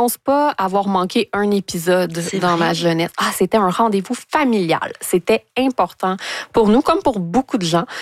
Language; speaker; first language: French; native; French